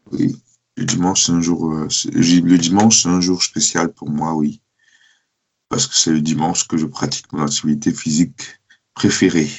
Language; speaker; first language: French; non-native, fluent; German